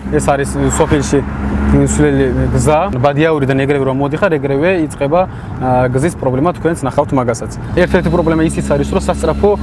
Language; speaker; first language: Georgian; non-native, local second language; Azerbaijani